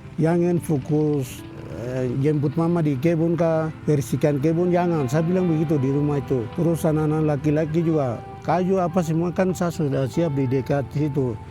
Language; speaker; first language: Indonesian; non-native, local second language; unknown